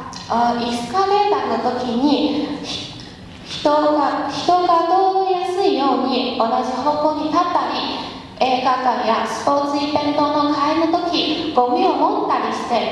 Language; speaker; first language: Japanese; non-native, learner; Chinese